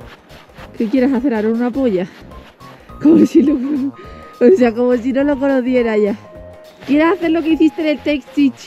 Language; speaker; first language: Spanish; native; Spanish